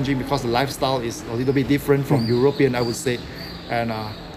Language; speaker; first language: English; non-native, local second language; Chinese